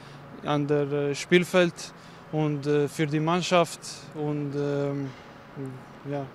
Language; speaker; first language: German; non-native, learner; Bosnian